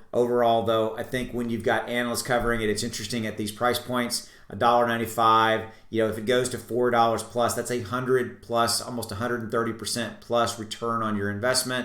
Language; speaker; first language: English; native; English